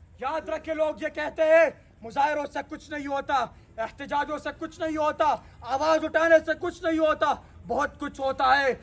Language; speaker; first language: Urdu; non-native, local second language; Pashto